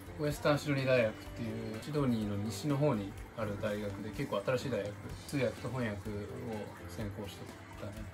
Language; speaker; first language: Japanese; native; Japanese